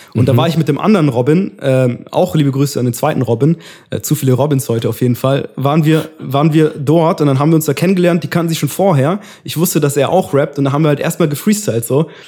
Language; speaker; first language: German; early bilingual, other home language; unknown